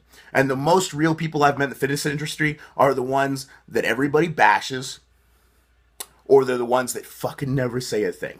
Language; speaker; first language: English; native; English